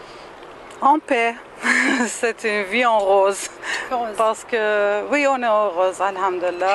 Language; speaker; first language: French; non-native, learner; Persian